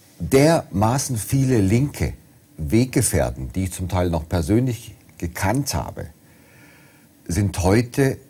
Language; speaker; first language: German; native; German